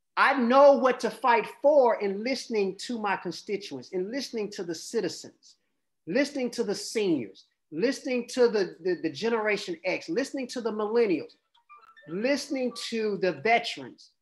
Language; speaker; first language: English; native; English